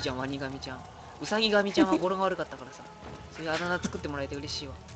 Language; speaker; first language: Japanese; native; Japanese